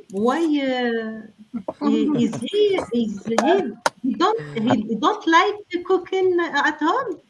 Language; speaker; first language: English; non-native, learner; French